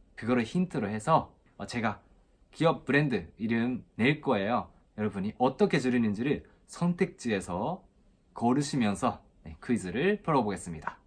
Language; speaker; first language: Korean; non-native, fluent; Japanese